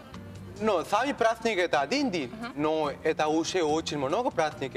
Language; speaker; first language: Russian; non-native, learner; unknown